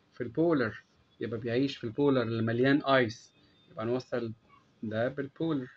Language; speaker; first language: Arabic; native; Arabic